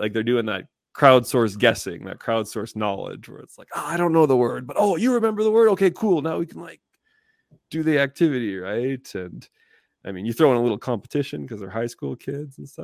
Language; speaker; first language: English; native; English